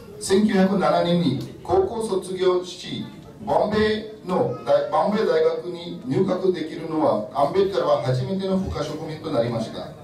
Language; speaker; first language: Japanese; non-native, fluent; Marathi